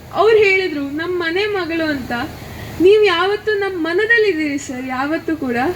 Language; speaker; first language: Kannada; native; Kannada